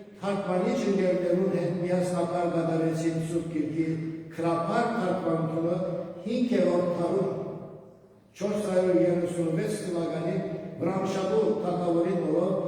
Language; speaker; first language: Armenian; native; Armenian